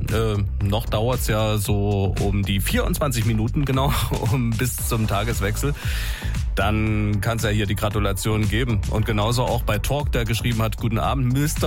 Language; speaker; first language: German; native; German